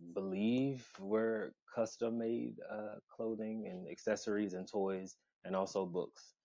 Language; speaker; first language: English; native; English